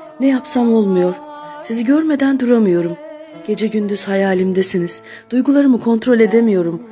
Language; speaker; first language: Turkish; native; Turkish